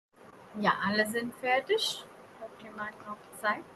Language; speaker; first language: German; non-native, fluent; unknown